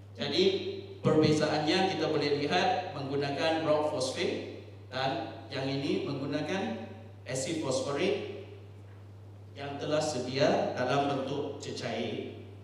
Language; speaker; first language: Malay; non-native, local second language; Chinese